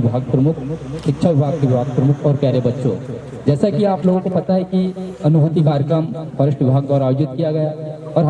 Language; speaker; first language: Hindi; native; Hindi